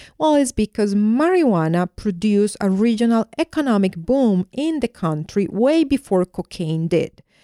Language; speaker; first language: English; non-native, fluent; Spanish